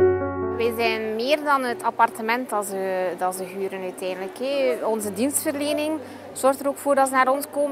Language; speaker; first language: Dutch; native; Dutch